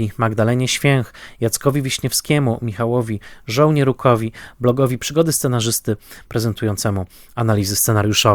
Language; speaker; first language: Polish; native; Polish